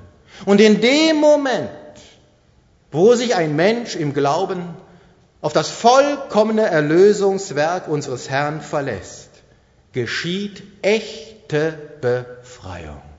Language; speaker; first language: German; native; German